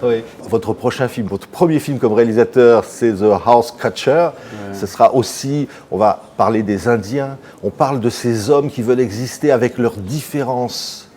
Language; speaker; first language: French; native; French